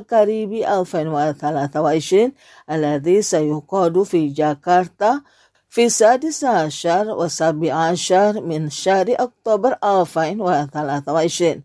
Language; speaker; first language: Arabic; non-native, fluent; Indonesian